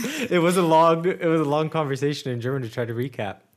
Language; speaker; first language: English; native; English